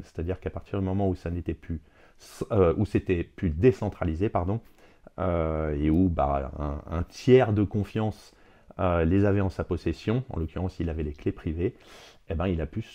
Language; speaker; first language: French; native; French